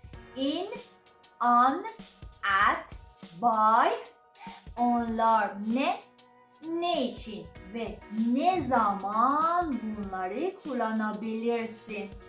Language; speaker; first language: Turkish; non-native, learner; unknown